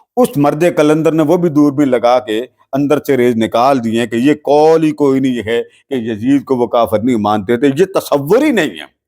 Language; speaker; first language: Urdu; non-native, local second language; Punjabi